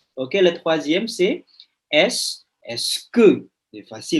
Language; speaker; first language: French; non-native, fluent; Indonesian